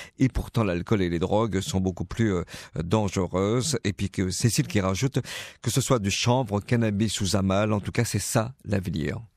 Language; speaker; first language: French; native; French